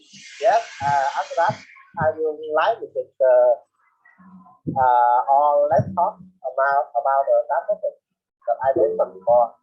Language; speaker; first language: English; non-native, learner; Vietnamese